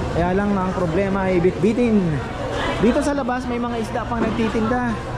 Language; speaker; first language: Filipino; non-native, local second language; Bikol